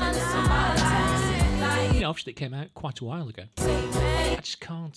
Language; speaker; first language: English; native; English